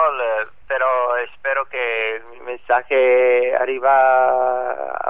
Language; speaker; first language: Spanish; non-native, learner; Italian